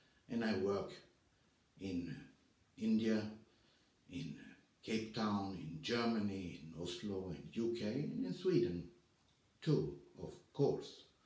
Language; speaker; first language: English; non-native, fluent; Swedish